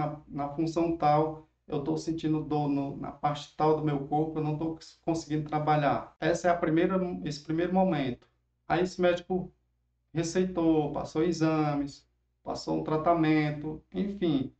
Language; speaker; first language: Portuguese; native; Portuguese